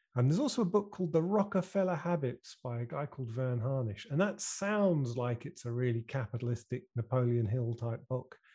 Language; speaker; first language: English; native; English